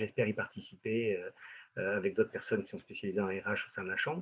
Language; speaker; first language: French; native; French